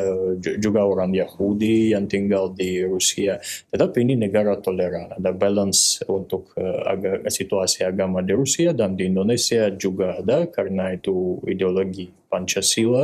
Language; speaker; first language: Indonesian; non-native, fluent; Russian